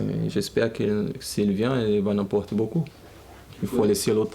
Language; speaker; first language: French; non-native, learner; Portuguese